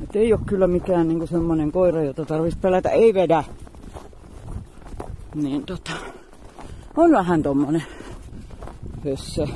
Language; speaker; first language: Finnish; native; Finnish